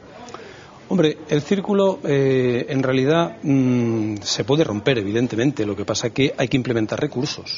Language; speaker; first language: Spanish; native; Spanish